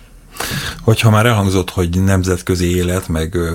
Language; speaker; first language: Hungarian; native; Hungarian